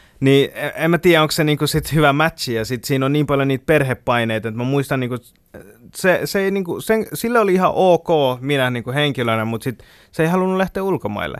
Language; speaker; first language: Finnish; early bilingual, other home language; Bangla